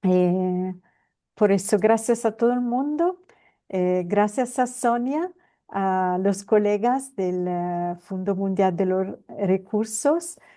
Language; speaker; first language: Spanish; non-native, fluent; Italian